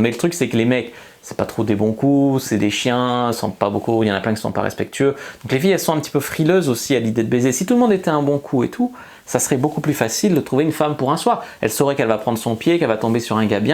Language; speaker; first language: French; native; French